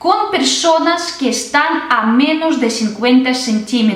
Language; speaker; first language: Spanish; non-native, fluent; Russian